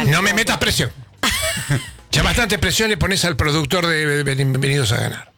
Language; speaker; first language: Spanish; native; Spanish